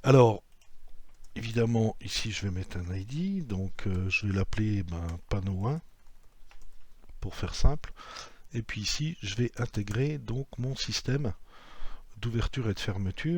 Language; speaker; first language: French; native; French